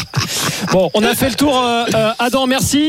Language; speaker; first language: French; native; French